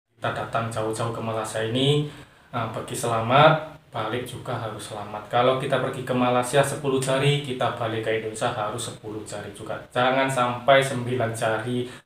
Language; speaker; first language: Indonesian; non-native, local second language; Javanese